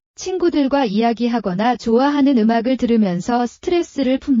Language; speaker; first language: Korean; non-native, learner; Nepali